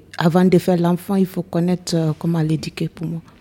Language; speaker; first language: French; non-native, learner; Arabic